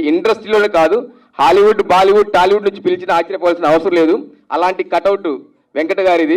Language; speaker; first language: Telugu; native; Telugu